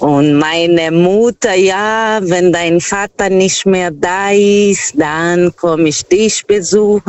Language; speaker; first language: German; non-native, fluent; Portuguese